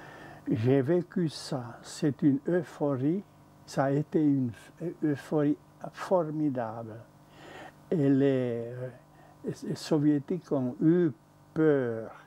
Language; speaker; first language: French; non-native, fluent; Czech